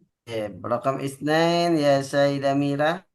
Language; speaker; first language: Arabic; non-native, fluent; Indonesian